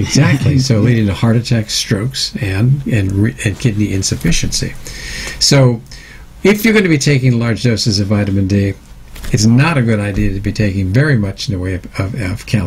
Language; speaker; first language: English; native; English